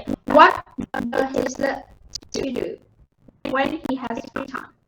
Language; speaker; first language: English; non-native, fluent; Vietnamese